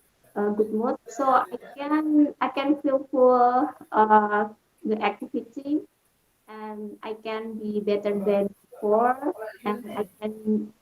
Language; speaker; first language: English; non-native, learner; Indonesian